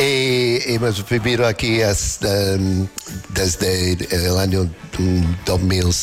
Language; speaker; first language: Spanish; non-native, learner; English